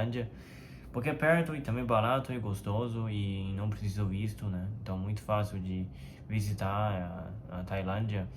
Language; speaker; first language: Portuguese; non-native, fluent; Chinese